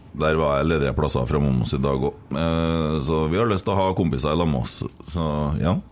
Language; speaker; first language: Norwegian; native; Norwegian